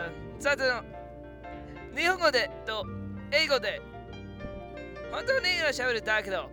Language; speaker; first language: Japanese; non-native, learner; English